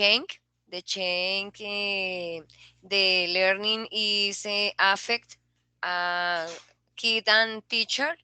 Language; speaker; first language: English; non-native, learner; Spanish